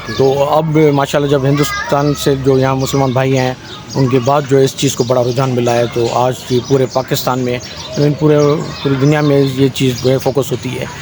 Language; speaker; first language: Urdu; non-native, local second language; Sindhi